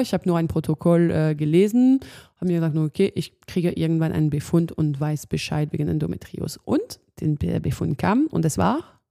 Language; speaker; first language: German; non-native, fluent; French